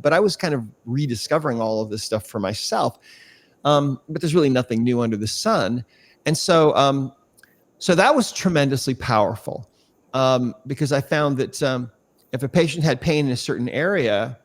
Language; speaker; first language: English; native; English